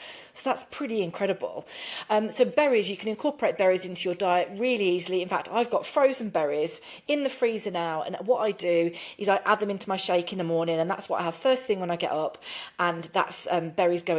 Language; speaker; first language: English; native; English